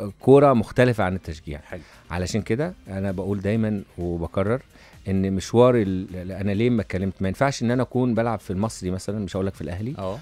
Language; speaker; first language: Arabic; native; Arabic